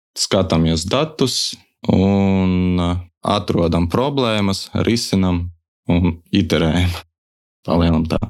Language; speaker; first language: Latvian; non-native, local second language; Russian